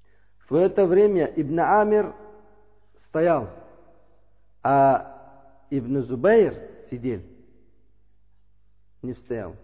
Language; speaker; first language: Russian; non-native, learner; Uzbek